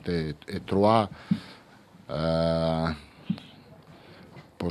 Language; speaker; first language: French; non-native, fluent; Italian